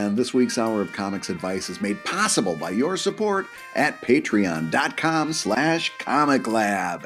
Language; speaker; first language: English; native; English